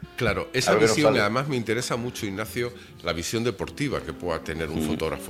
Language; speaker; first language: Spanish; native; Spanish